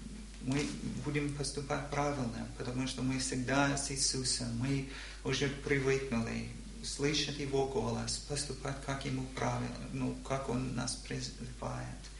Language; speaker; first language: Russian; non-native, learner; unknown